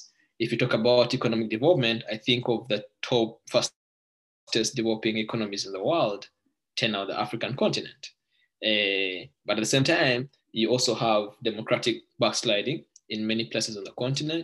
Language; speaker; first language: English; non-native, local second language; Ganda